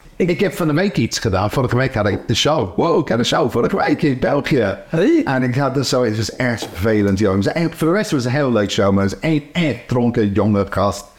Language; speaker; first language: Dutch; non-native, fluent; English